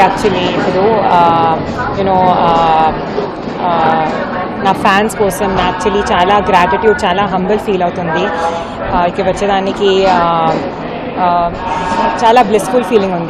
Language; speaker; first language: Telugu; non-native, learner; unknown